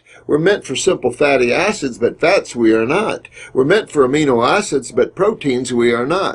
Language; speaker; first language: English; native; English